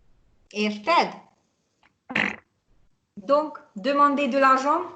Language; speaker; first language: French; non-native, fluent; Hungarian